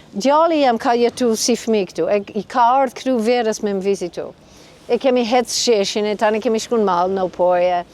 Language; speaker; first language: Albanian; non-native, fluent; English